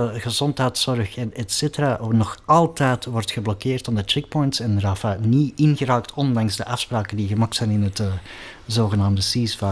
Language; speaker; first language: Dutch; native; Dutch